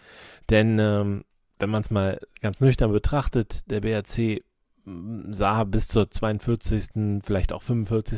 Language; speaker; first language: German; native; German